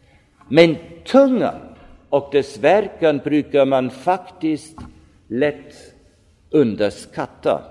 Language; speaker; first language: Swedish; non-native, fluent; German